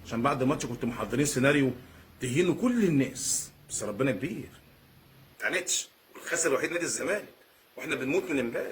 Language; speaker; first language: Arabic; native; Arabic